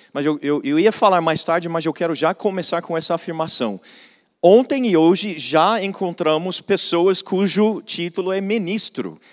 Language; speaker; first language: Portuguese; non-native, fluent; English